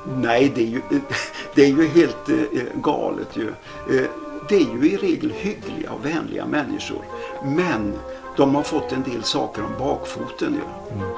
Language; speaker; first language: Swedish; native; Swedish